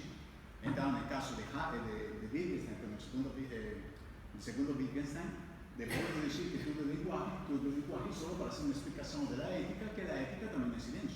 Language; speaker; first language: Portuguese; non-native, fluent; Spanish